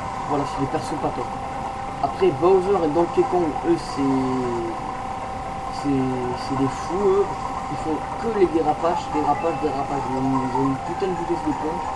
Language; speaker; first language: French; native; French